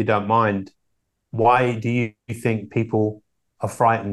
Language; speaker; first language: English; native; English